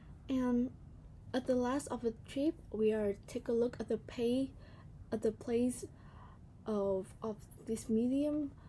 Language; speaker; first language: English; non-native, learner; Vietnamese